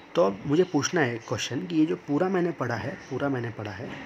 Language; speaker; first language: Hindi; non-native, local second language; Marathi